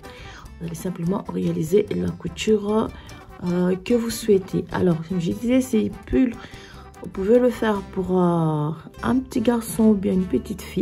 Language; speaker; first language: French; native; French